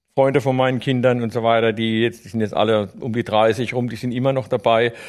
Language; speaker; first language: German; native; German